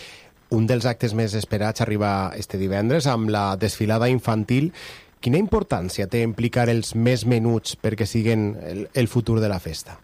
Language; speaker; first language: Catalan; native; Catalan